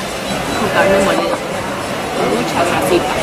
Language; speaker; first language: Spanish; early bilingual, other home language; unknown